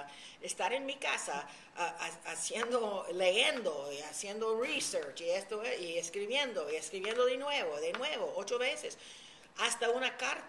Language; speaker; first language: Spanish; early bilingual, heritage; Spanish